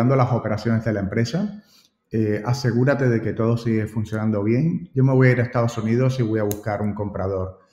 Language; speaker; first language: Spanish; native; Spanish